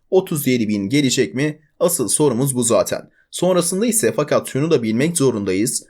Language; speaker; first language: Turkish; native; Turkish